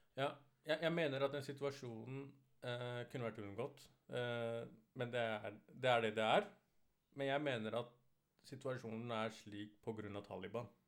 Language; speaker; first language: Norwegian; early bilingual, other home language; Urdu